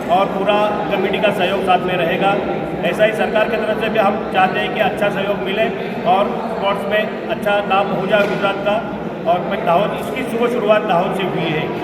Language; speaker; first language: Hindi; non-native, local second language; Gujarati